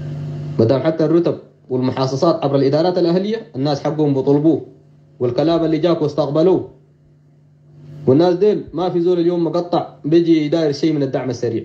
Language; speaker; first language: Arabic; native; Arabic